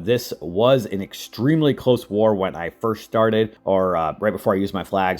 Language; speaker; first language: English; native; English